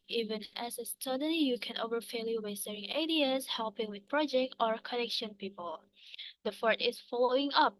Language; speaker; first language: English; non-native, learner; Indonesian